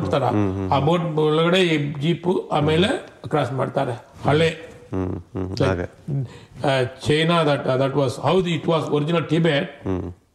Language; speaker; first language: Kannada; non-native, fluent; Chinese